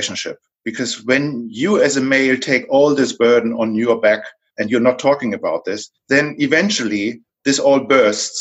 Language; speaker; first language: English; non-native, fluent; German